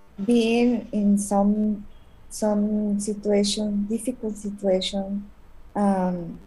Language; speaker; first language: English; non-native, learner; Spanish